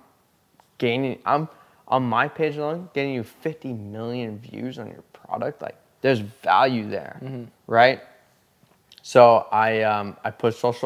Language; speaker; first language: English; native; English